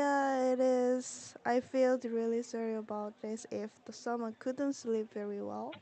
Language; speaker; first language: English; non-native, learner; Korean